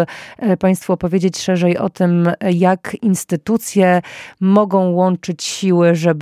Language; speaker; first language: Polish; native; Polish